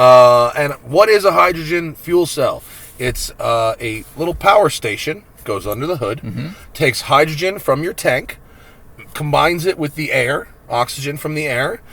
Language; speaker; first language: English; native; English